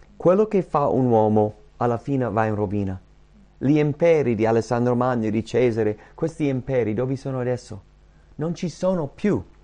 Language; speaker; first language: Italian; non-native, fluent; English